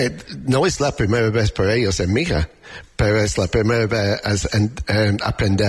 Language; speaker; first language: Spanish; non-native, learner; English